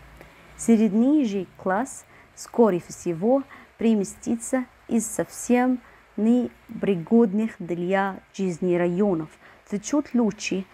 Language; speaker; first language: Russian; non-native, fluent; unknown